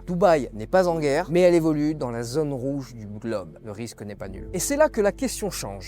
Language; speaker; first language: French; native; French